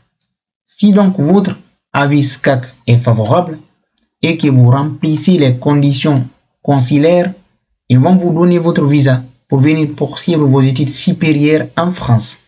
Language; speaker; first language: French; non-native, local second language; Fula